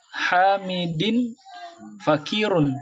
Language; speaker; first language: Arabic; non-native, learner; Indonesian